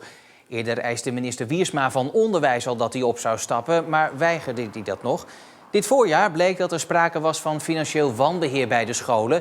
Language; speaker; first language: Dutch; native; Dutch